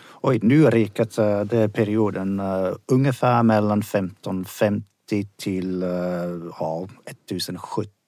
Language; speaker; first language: Swedish; non-native, fluent; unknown